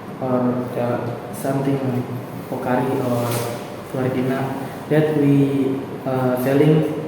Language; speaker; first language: English; non-native, learner; Indonesian